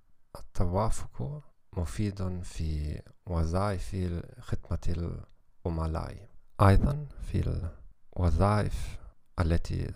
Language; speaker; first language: Arabic; non-native, learner; German